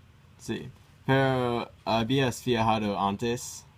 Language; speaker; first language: Spanish; non-native, learner; English